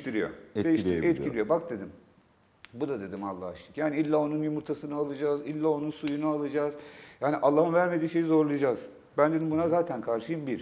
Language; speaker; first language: Turkish; native; Turkish